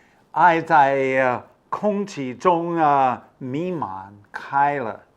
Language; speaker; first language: Chinese; non-native, fluent; English